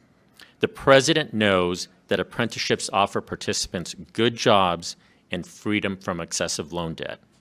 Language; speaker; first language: English; native; English